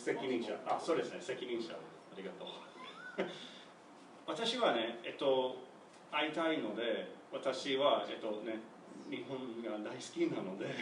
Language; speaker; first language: Japanese; non-native, learner; English